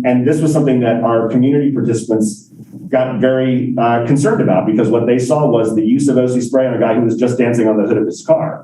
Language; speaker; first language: English; native; English